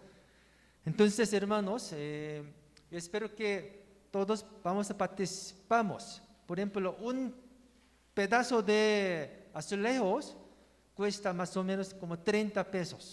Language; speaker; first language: Spanish; non-native, learner; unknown